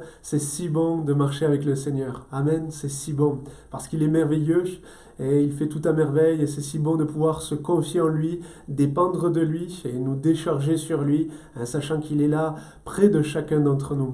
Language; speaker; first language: French; native; French